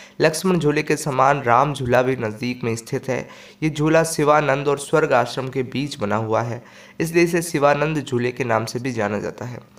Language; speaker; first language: Hindi; native; Hindi